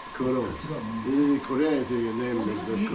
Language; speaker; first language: English; non-native, learner; Korean